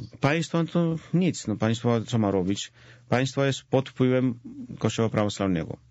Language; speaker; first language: Polish; non-native, fluent; Georgian